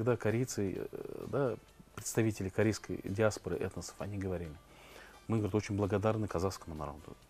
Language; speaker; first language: Russian; native; Russian